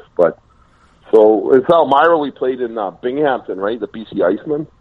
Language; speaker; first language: English; native; English